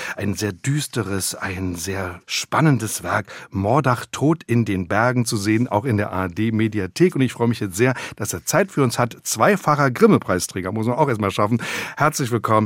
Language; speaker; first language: German; native; German